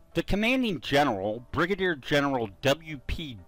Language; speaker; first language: English; native; English